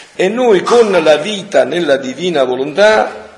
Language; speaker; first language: Italian; native; Italian